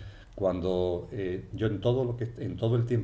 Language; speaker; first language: Spanish; native; Spanish